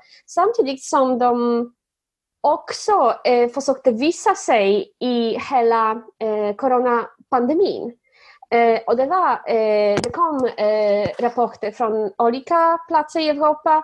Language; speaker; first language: Swedish; non-native, fluent; Polish